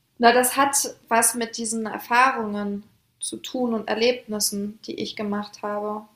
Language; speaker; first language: German; early bilingual, other home language; French